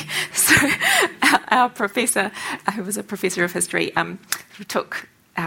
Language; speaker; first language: English; native; English